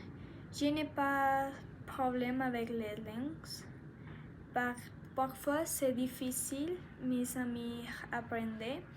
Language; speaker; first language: French; non-native, learner; Spanish